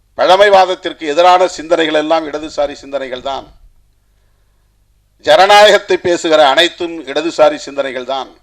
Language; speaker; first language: Tamil; native; Tamil